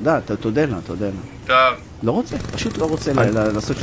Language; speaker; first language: Hebrew; native; Hebrew